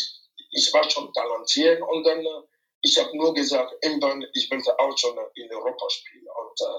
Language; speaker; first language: German; non-native, fluent; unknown